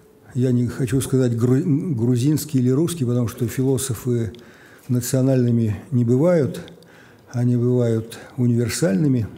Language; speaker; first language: Russian; native; Russian